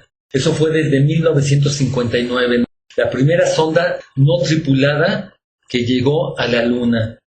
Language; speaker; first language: Spanish; native; Spanish